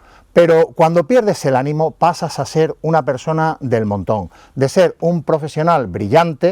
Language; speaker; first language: Spanish; native; Spanish